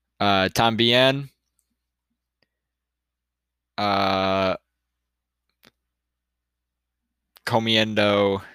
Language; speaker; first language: Spanish; non-native, learner; English